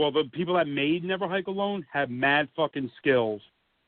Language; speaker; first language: English; native; English